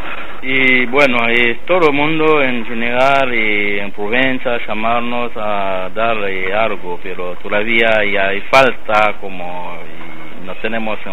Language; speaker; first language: Spanish; non-native, learner; Haitian Creole